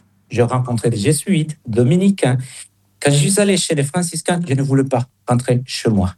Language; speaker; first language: French; non-native, fluent; Spanish